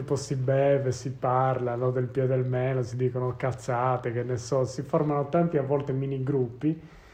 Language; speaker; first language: Italian; native; Italian